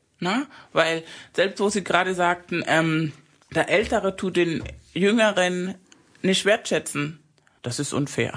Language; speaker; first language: German; non-native, fluent; Spanish